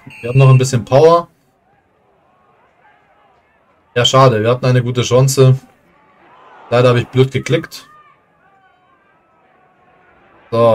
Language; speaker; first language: German; native; German